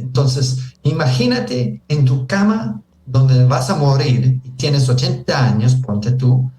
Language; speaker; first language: Spanish; early bilingual, heritage; Spanish